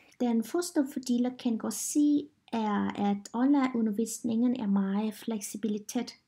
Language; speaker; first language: Danish; non-native, learner; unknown